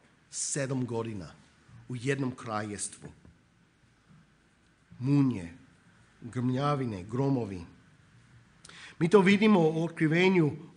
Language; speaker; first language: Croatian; non-native, fluent; English